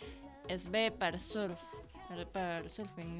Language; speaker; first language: Catalan; non-native, learner; Indonesian